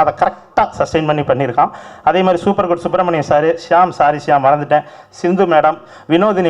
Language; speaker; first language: Tamil; native; Tamil